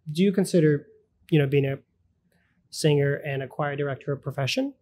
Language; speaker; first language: English; early bilingual, other home language; Russian